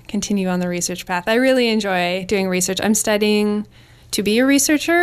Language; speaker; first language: English; native; English